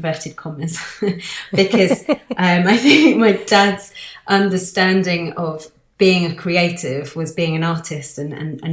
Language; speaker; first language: English; native; English